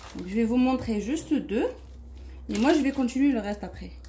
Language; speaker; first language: French; non-native, local second language; Arabic